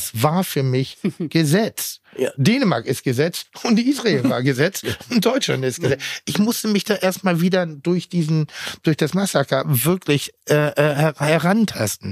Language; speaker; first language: German; native; German